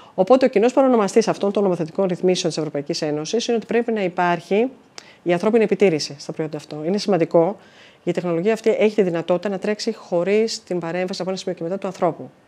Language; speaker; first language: Greek; native; Greek